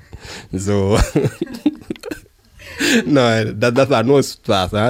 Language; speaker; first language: German; non-native, learner; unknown